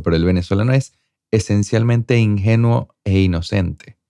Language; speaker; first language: Spanish; native; Spanish